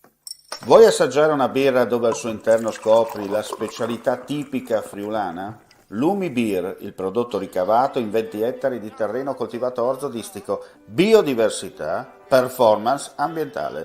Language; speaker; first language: Italian; native; Italian